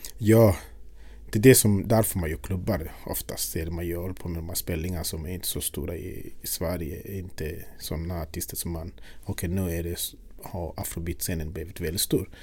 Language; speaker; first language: Swedish; non-native, fluent; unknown